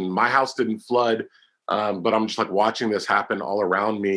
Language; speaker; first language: English; native; English